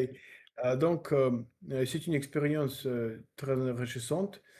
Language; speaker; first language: French; non-native, learner; Russian